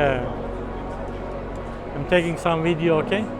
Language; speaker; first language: English; non-native, learner; Turkish